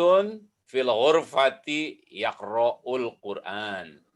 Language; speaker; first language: Arabic; non-native, learner; Indonesian